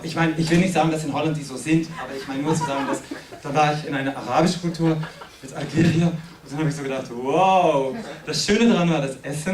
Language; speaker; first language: German; non-native, fluent; French